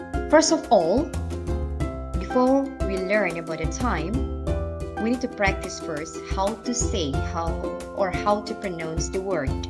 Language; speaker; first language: English; non-native, fluent; Indonesian